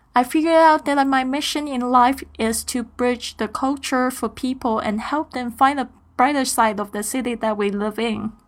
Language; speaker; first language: English; non-native, fluent; Chinese